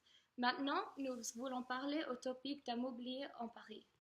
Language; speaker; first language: French; non-native, learner; English